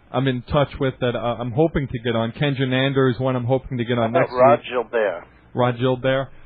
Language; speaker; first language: English; native; English